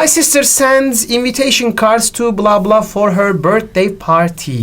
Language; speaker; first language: English; non-native, fluent; Turkish